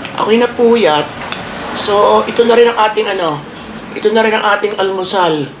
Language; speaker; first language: Filipino; native; Filipino